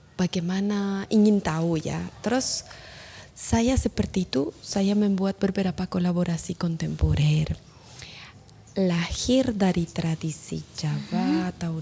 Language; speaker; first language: Indonesian; non-native, learner; Spanish